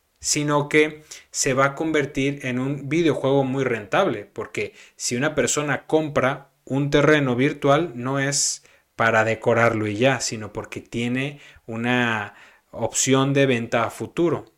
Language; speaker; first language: Spanish; native; Spanish